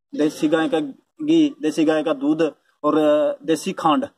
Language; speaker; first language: Hindi; native; Hindi